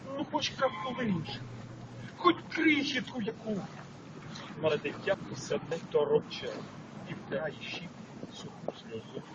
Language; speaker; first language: Ukrainian; native; Ukrainian